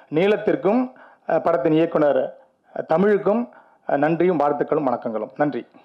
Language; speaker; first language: Tamil; native; Tamil